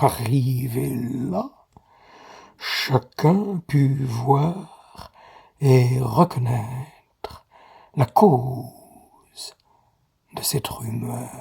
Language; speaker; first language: French; native; French